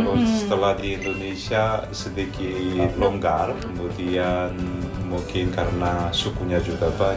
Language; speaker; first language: Indonesian; non-native, fluent; Korean